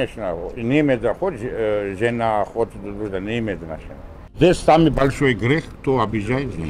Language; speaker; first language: Russian; non-native, fluent; Georgian